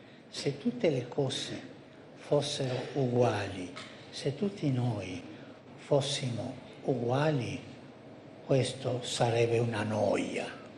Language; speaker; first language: Italian; non-native, fluent; Spanish